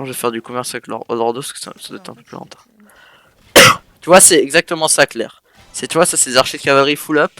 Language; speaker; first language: French; native; French